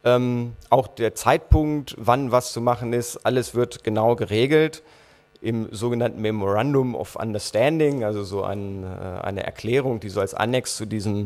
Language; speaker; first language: German; native; German